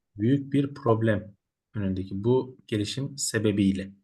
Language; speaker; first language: Turkish; native; Turkish